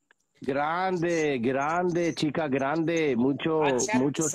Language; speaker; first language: Spanish; non-native, learner; Hindi